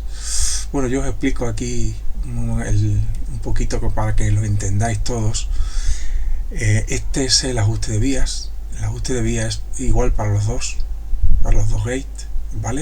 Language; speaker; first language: Spanish; native; Spanish